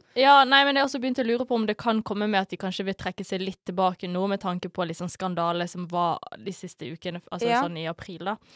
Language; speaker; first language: Norwegian; early bilingual, other home language; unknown